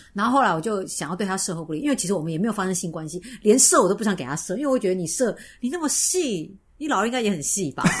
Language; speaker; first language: Chinese; native; Chinese